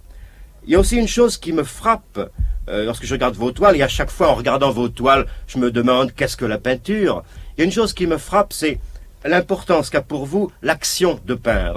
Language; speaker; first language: French; native; French